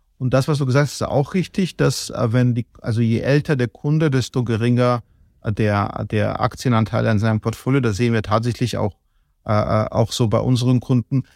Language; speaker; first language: German; non-native, fluent; Georgian